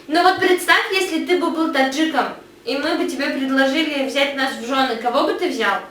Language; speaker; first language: Russian; native; Russian